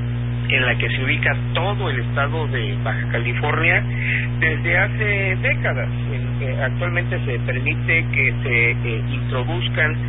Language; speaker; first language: Spanish; native; Spanish